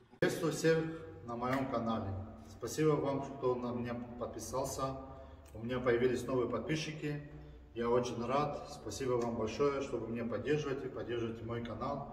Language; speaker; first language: Russian; early bilingual, heritage; Russian